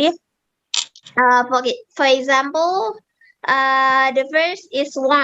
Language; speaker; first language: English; non-native, learner; Indonesian